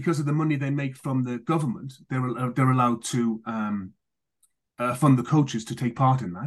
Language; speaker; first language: English; native; English